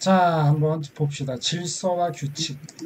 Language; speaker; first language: Korean; native; Korean